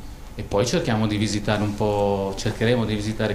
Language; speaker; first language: Italian; native; Italian